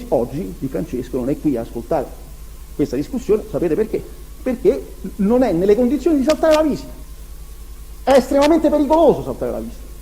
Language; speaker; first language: Italian; native; Italian